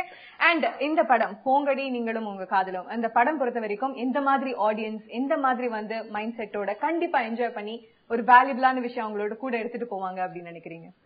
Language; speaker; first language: Tamil; native; Tamil